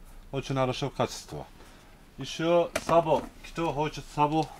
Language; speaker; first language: Russian; non-native, learner; Turkish